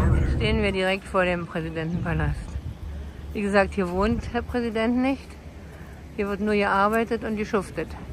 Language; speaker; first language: German; native; German